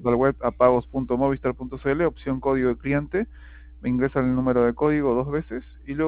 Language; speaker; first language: Spanish; native; Spanish